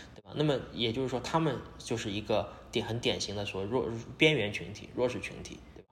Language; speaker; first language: Chinese; native; Chinese